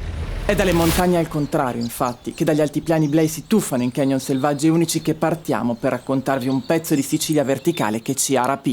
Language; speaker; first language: Italian; native; Italian